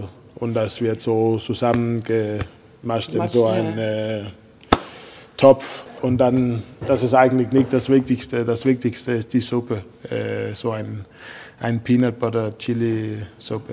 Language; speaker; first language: German; non-native, fluent; Danish